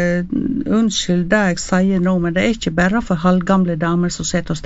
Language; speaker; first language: Norwegian; native; Norwegian